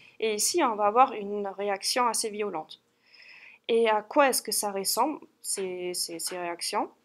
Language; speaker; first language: French; non-native, fluent; German